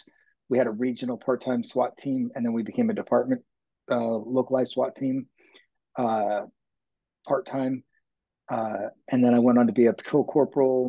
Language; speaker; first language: English; native; English